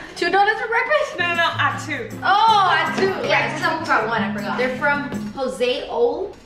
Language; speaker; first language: English; native; English